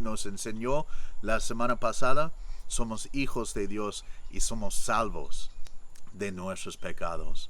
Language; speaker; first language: Spanish; non-native, fluent; English